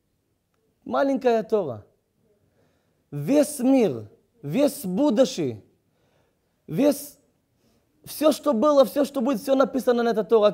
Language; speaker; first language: Russian; non-native, learner; Hebrew